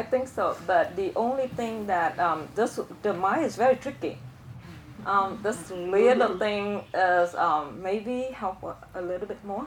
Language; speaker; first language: English; non-native, fluent; Vietnamese